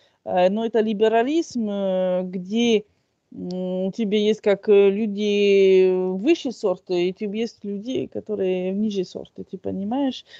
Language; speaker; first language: Russian; non-native, fluent; French